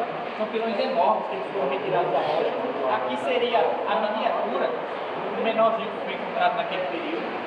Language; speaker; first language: Portuguese; native; Portuguese